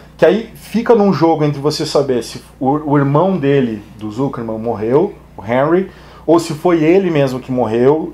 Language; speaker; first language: Portuguese; native; Portuguese